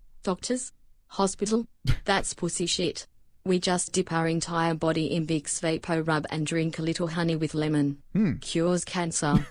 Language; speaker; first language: English; native; English